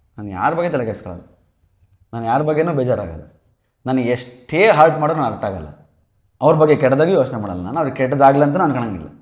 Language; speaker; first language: Kannada; native; Kannada